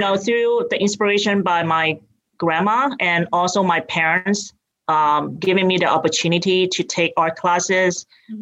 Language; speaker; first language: English; native; English